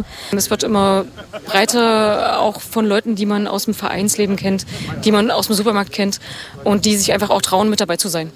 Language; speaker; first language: German; native; German